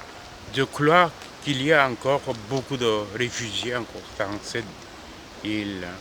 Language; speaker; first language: French; non-native, fluent; Korean